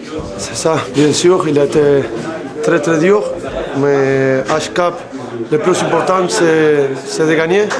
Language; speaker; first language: French; non-native, fluent; Spanish